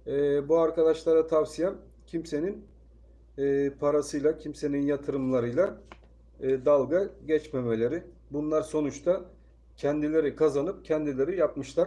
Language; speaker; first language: Turkish; native; Turkish